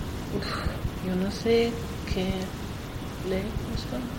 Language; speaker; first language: Spanish; non-native, learner; French